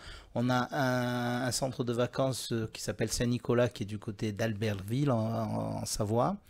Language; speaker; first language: French; native; French